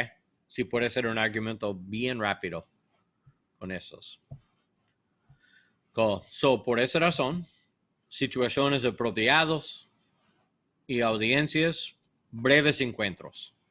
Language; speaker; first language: Spanish; non-native, learner; English